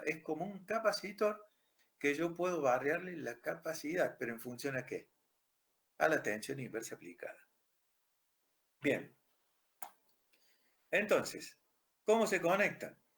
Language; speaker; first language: Spanish; native; Spanish